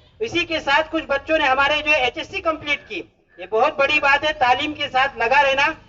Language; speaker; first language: Hindi; non-native, local second language; Urdu